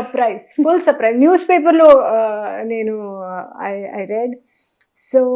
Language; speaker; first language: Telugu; non-native, learner; Hindi